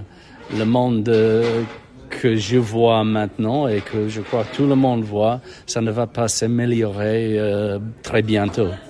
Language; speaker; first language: French; non-native, fluent; English